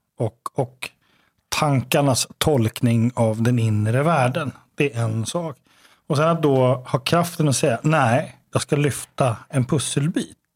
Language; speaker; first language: Swedish; native; Swedish